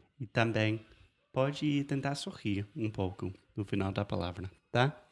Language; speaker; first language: Portuguese; non-native, fluent; English